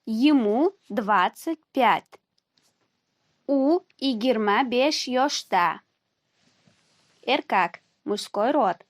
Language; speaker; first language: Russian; non-native, fluent; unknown